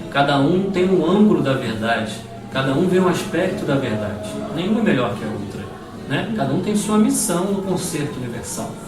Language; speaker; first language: Portuguese; native; Portuguese